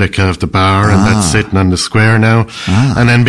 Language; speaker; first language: English; native; English